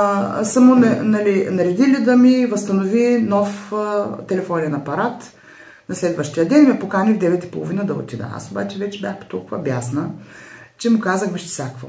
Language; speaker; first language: Bulgarian; native; Bulgarian